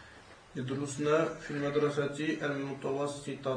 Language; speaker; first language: Arabic; non-native, learner; French